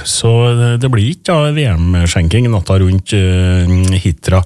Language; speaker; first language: Norwegian; native; Norwegian